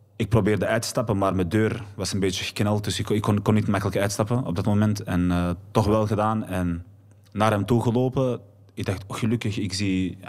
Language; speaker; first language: Dutch; early bilingual, other home language; Arabic